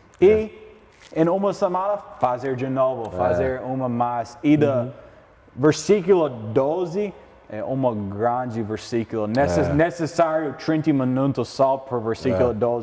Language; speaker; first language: Portuguese; non-native, learner; English